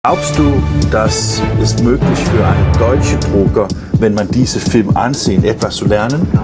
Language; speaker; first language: German; non-native, learner; Danish